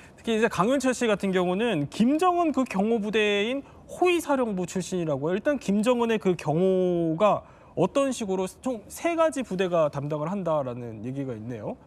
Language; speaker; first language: Korean; native; Korean